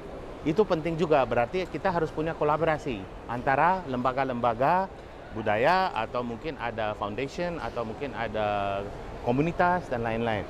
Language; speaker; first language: Indonesian; non-native, fluent; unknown